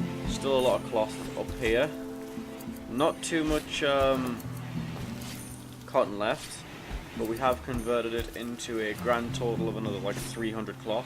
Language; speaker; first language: English; native; English